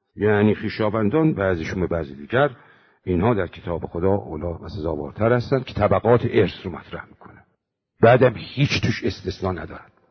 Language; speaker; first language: Persian; native; Persian